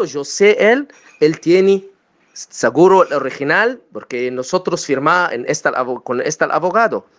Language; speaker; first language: Spanish; non-native, learner; Arabic